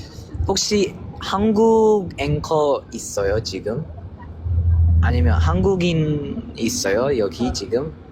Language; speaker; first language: Korean; non-native, learner; Filipino